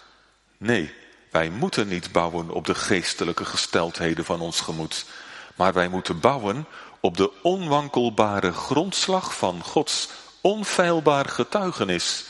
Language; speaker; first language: Dutch; native; Dutch